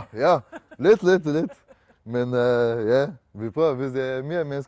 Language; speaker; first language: Danish; non-native, learner; Bulgarian